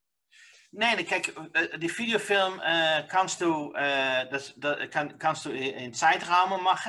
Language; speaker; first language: German; non-native, learner; Dutch